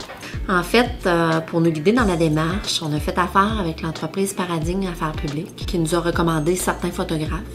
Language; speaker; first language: French; native; French